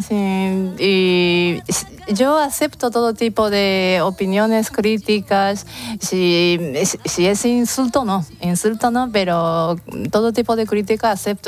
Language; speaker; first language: Spanish; non-native, fluent; Japanese